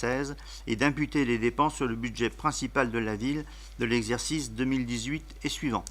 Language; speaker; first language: French; native; French